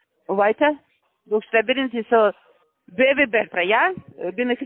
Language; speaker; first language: German; non-native, learner; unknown